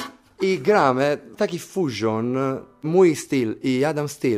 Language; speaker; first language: Polish; non-native, learner; Italian